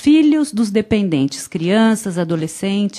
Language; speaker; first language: Portuguese; native; Portuguese